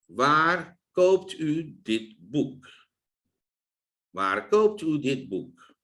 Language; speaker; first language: Dutch; non-native, fluent; Thai